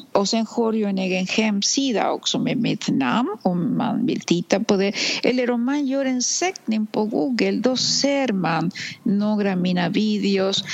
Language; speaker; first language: Swedish; non-native, fluent; Spanish